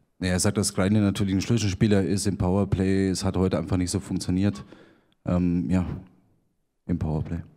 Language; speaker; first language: German; native; German